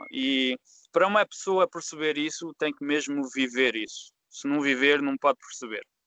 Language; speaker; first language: Portuguese; early bilingual, heritage; Portuguese